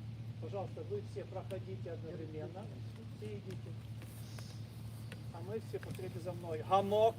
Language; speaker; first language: Russian; native; Russian